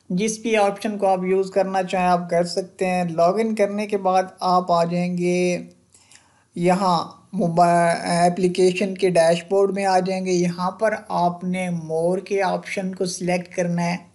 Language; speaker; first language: Hindi; non-native, local second language; Punjabi